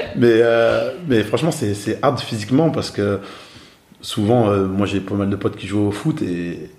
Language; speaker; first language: French; native; French